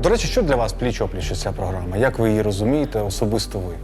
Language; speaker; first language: Ukrainian; non-native, local second language; Russian